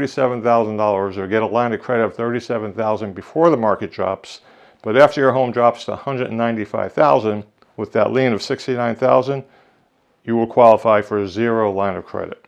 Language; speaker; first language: English; native; English